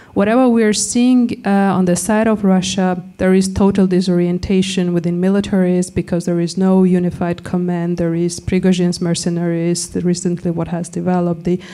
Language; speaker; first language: English; non-native, fluent; Georgian